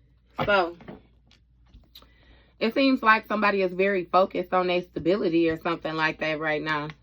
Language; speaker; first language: English; native; English